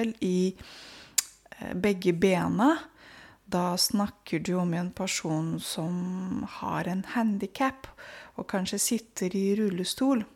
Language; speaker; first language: Norwegian; non-native, fluent; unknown